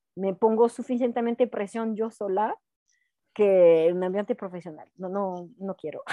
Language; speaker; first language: Spanish; non-native, fluent; French